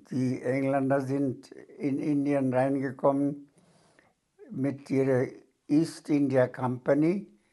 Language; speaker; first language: German; non-native, fluent; Bangla